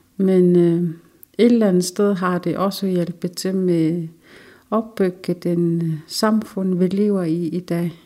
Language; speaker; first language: Danish; non-native, local second language; Kalaallisut